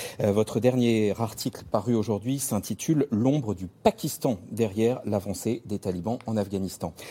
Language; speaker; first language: French; native; French